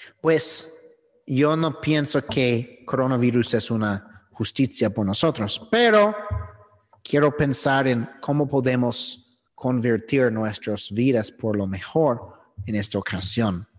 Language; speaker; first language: Spanish; non-native, fluent; English